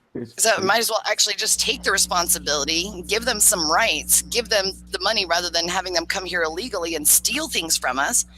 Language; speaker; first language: English; native; English